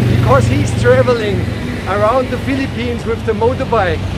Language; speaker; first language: English; non-native, fluent; German